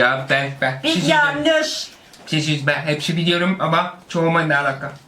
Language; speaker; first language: Turkish; non-native, learner; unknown